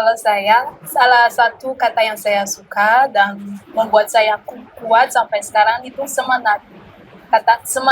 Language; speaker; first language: Indonesian; non-native, learner; Malagasy